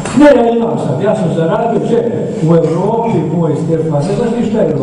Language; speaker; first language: Bosnian; native; Bosnian